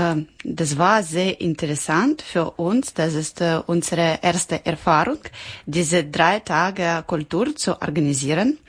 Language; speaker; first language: German; non-native, learner; Ukrainian